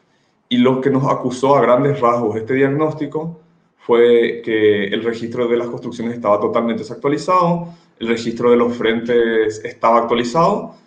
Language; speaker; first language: Spanish; native; Spanish